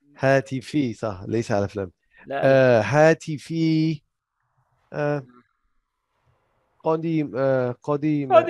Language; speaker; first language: Arabic; non-native, learner; English